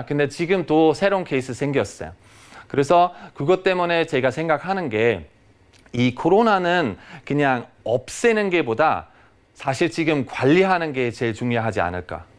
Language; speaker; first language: Korean; non-native, fluent; German